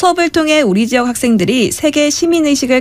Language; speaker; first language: Korean; native; Korean